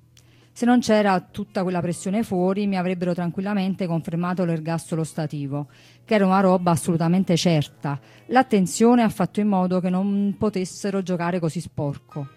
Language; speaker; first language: Italian; native; Italian